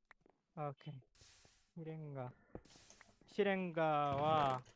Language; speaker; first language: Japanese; non-native, learner; English